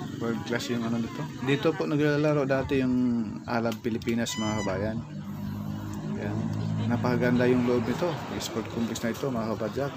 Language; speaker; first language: Filipino; native; Filipino